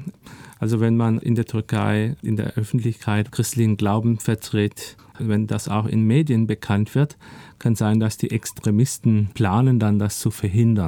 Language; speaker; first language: German; early bilingual, other home language; Turkish